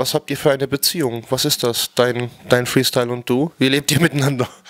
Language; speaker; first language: German; native; German